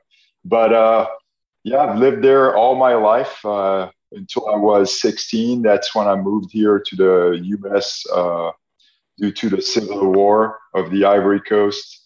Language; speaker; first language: English; non-native, fluent; French